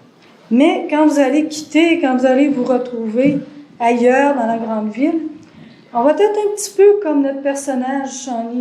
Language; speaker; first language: French; native; French